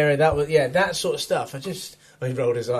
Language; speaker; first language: English; native; English